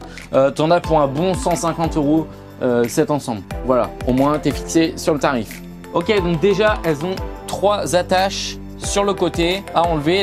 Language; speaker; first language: French; native; French